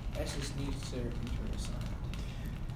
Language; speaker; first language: German; non-native, learner; English